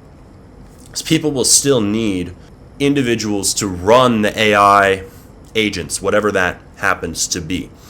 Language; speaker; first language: English; native; English